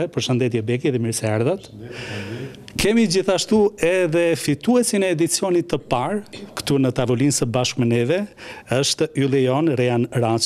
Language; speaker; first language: Albanian; native; Albanian